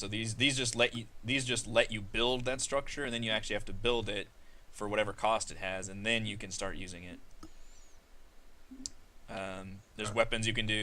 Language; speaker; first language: English; native; English